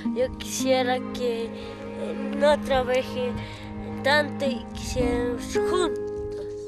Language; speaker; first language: Spanish; non-native, local second language; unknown